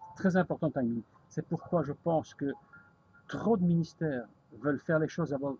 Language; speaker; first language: French; native; French